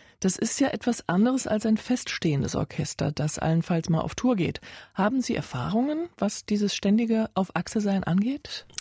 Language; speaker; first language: German; native; German